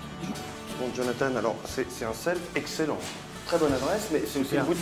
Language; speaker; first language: French; native; French